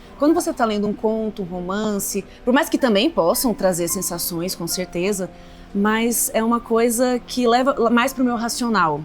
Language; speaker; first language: Portuguese; native; Portuguese